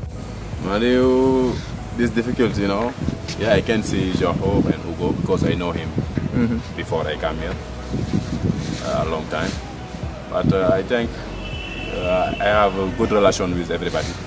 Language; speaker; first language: English; non-native, learner; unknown